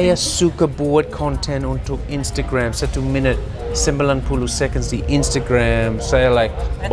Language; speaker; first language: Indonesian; non-native, learner; English